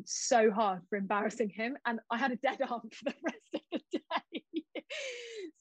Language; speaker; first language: English; native; English